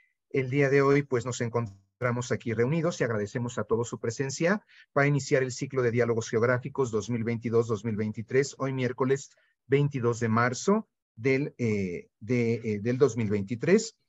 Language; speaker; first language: Spanish; native; Spanish